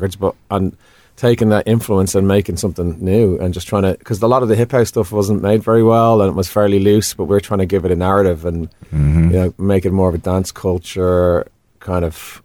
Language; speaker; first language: English; native; English